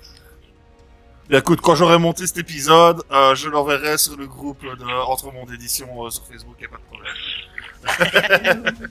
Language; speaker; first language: French; native; French